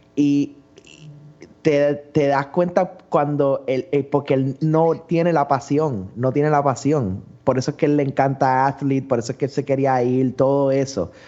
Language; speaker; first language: Spanish; early bilingual, other home language; English